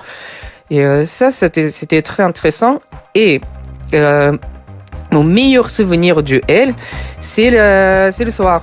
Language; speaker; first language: French; non-native, fluent; Japanese